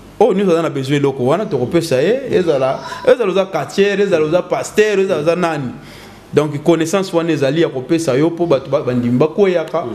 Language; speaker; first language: Lingala; non-native, local second language; Kongo